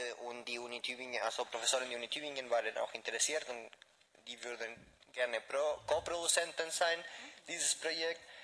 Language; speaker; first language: German; non-native, fluent; Spanish